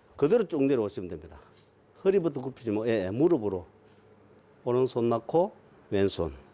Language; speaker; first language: Korean; native; Korean